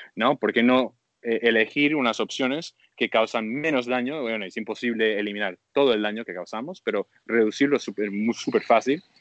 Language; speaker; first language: Spanish; early bilingual, heritage; Spanish